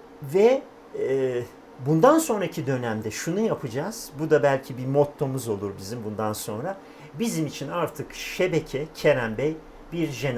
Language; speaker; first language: Turkish; native; Turkish